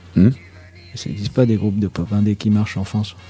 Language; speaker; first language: French; native; French